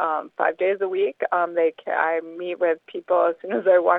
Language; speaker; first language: English; native; English